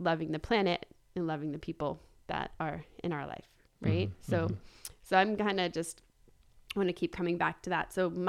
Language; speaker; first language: English; native; English